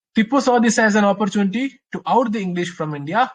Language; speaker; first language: English; non-native, local second language; Malayalam